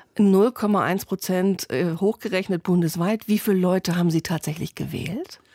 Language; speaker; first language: German; native; German